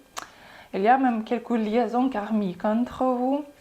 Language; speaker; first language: French; non-native, fluent; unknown